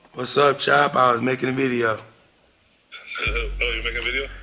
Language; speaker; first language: English; native; English